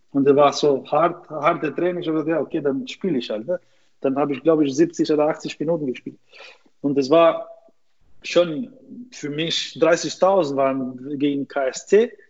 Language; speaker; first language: German; non-native, fluent; Albanian